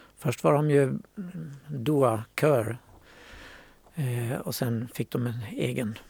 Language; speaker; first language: Swedish; native; Swedish